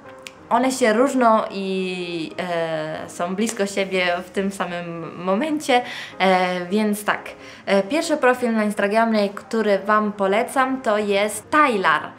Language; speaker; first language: Polish; non-native, fluent; Italian